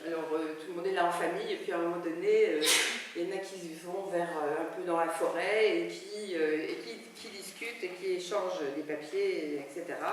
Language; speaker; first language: French; native; French